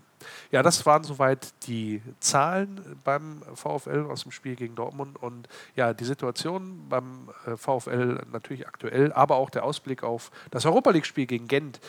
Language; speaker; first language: German; native; German